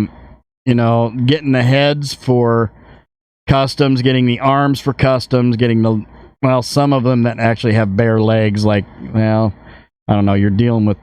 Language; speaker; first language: English; native; English